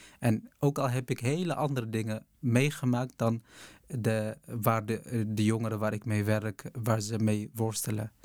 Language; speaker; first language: Dutch; early bilingual, other home language; Tigrinya